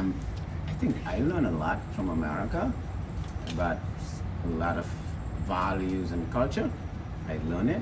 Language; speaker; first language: English; non-native, fluent; Wolof